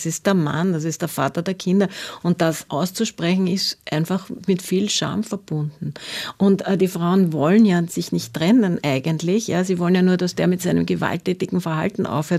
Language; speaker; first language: German; native; German